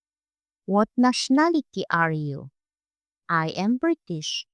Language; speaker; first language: English; non-native, fluent; Polish